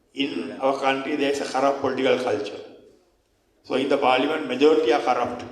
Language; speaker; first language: English; non-native, local second language; Sinhala